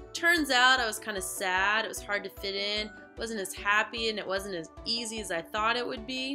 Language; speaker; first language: English; native; English